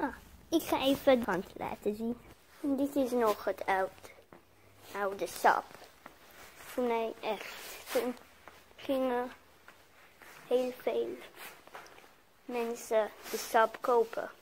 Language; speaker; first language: Dutch; non-native, learner; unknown